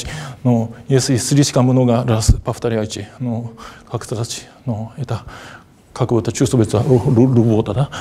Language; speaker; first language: Russian; non-native, fluent; Japanese